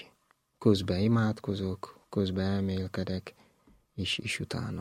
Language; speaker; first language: Hungarian; non-native, fluent; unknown